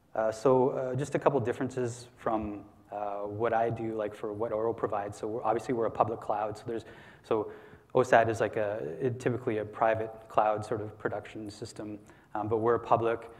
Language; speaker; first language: English; native; English